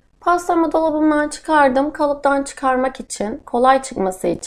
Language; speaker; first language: Turkish; native; Turkish